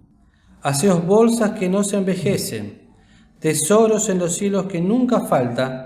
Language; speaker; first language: Spanish; native; Spanish